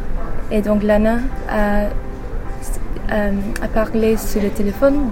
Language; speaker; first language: French; non-native, learner; English